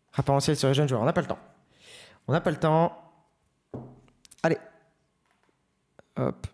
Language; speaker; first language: French; native; French